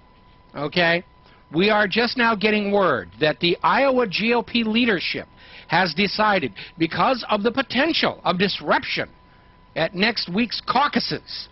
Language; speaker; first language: English; native; English